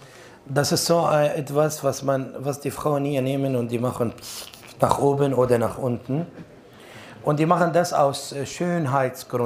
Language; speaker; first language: German; non-native, fluent; Arabic